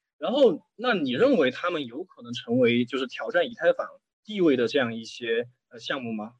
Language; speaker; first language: Chinese; native; Chinese